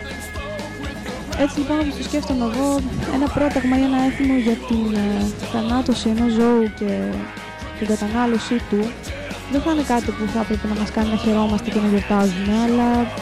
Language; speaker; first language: Greek; native; Greek